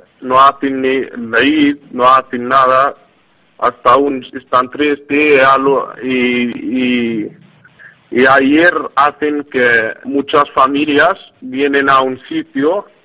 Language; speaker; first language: Spanish; non-native, learner; Arabic